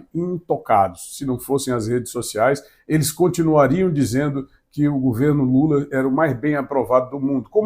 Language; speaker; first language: Portuguese; native; Portuguese